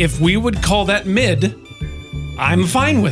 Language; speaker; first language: English; native; English